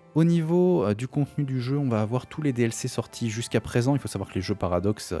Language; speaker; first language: French; native; French